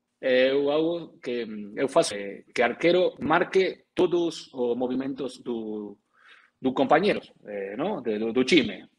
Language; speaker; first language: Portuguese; non-native, learner; Spanish